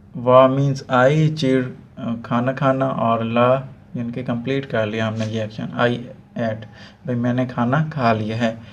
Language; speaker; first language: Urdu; non-native, local second language; Punjabi